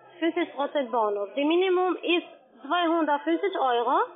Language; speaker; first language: German; non-native, learner; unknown